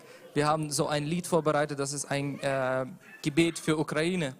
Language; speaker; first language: German; non-native, learner; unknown